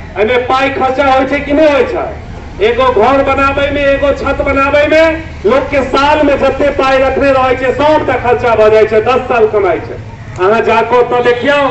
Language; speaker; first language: Maithili; native; Maithili